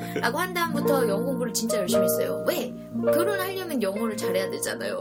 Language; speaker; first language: Korean; native; Korean